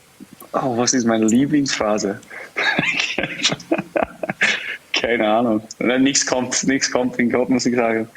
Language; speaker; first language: German; non-native, fluent; English